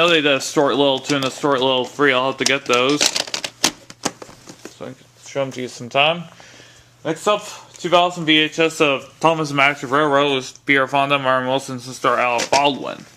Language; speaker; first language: English; native; English